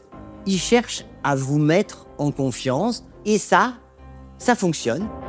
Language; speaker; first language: French; native; French